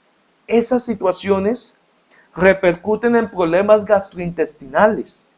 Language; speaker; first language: Spanish; native; Spanish